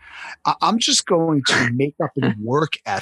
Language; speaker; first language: English; native; English